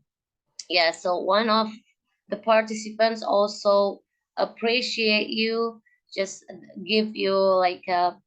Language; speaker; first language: English; non-native, learner; Indonesian